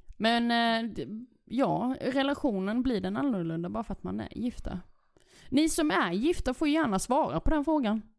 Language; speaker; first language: Swedish; early bilingual, other home language; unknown